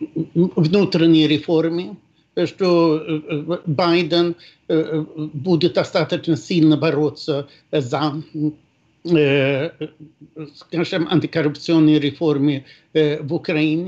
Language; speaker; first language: Russian; non-native, fluent; Swedish